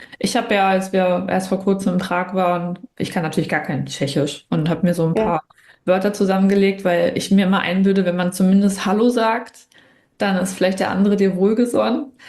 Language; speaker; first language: German; native; German